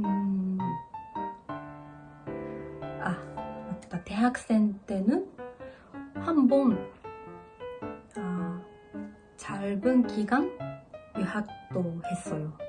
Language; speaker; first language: Korean; non-native, learner; Japanese